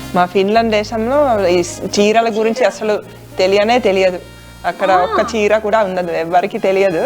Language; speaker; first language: Telugu; non-native, fluent; Finnish